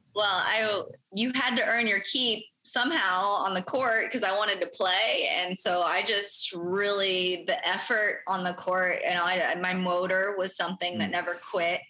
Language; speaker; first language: English; native; English